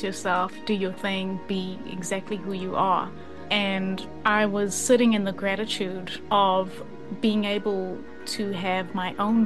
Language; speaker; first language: English; native; English